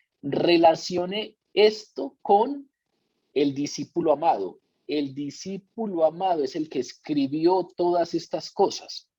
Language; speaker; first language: Spanish; native; Spanish